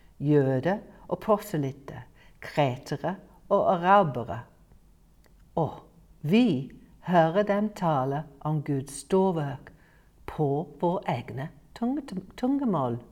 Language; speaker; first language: Norwegian; non-native, fluent; English